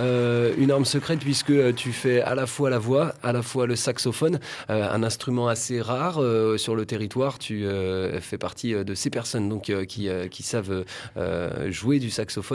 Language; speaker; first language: French; native; French